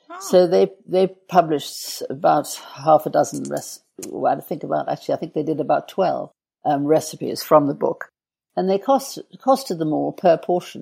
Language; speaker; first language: English; native; English